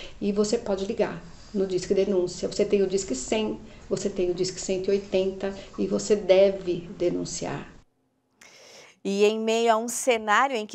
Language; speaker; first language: Portuguese; native; Portuguese